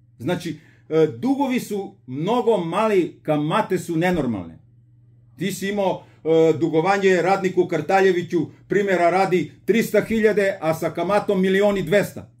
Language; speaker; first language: Croatian; native; Croatian